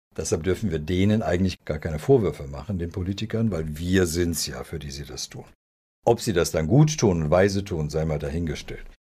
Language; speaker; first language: German; early bilingual, other home language; Serbian